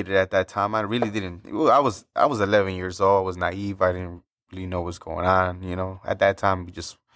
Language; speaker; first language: English; early bilingual, other home language; Spanish